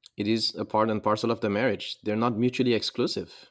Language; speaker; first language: English; non-native, fluent; Arabic